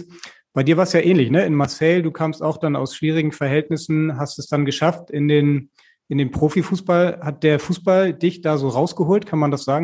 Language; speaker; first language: German; native; German